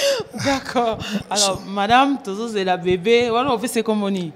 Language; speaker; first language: French; non-native, local second language; Lingala